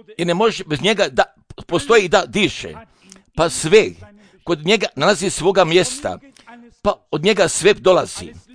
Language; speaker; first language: Croatian; non-native, fluent; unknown